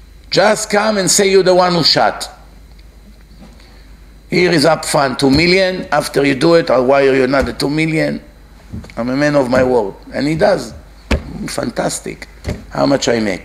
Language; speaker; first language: English; non-native, fluent; Hebrew